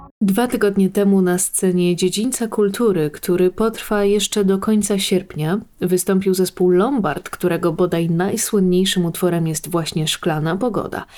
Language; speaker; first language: Polish; native; Polish